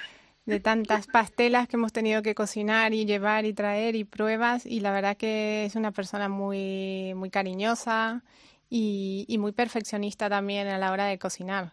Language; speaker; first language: Spanish; native; Spanish